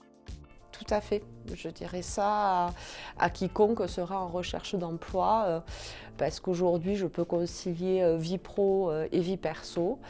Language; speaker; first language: French; native; French